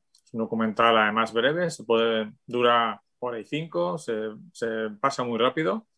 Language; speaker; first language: Spanish; native; Spanish